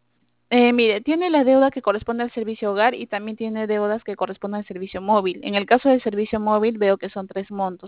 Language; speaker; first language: Spanish; native; Spanish